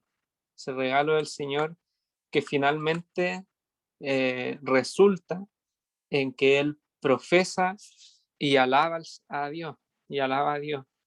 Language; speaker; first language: Spanish; native; Spanish